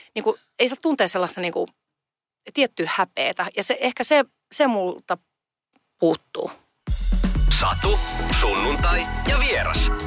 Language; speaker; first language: Finnish; native; Finnish